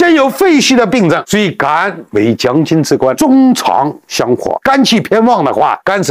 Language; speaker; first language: Chinese; native; Chinese